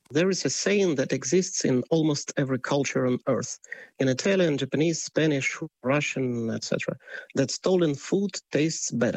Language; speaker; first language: English; non-native, fluent; Russian